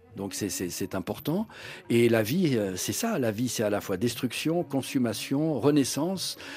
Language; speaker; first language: French; native; French